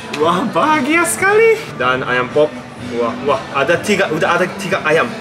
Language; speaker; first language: Indonesian; non-native, fluent; Japanese